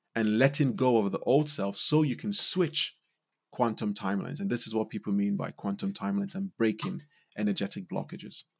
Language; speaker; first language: English; non-native, local second language; Yoruba